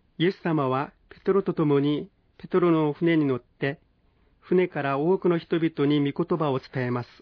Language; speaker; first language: Japanese; non-native, fluent; Korean